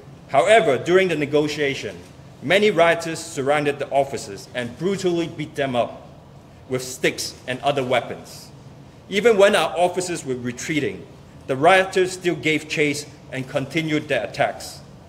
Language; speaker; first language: English; non-native, local second language; Cantonese